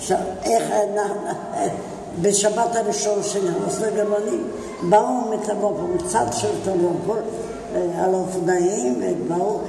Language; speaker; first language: Hebrew; non-native, fluent; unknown